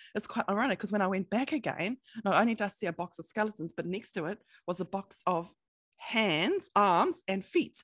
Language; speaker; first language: English; native; English